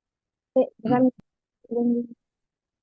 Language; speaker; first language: Korean; non-native, fluent; Vietnamese